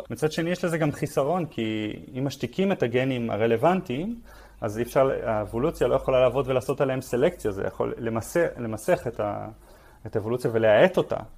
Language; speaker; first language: Hebrew; native; Hebrew